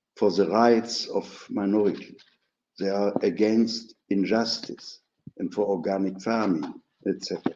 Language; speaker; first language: English; non-native, fluent; German